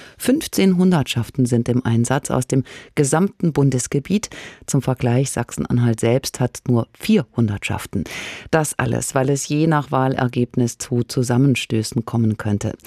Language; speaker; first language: German; native; German